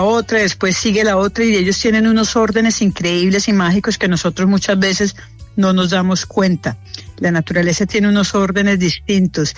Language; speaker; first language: Spanish; native; Spanish